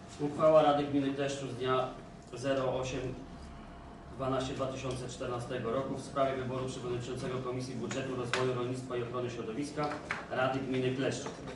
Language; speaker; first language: Polish; native; Polish